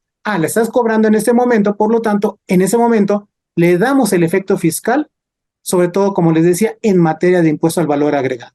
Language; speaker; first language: Spanish; native; Spanish